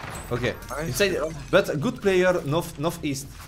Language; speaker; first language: English; non-native, learner; French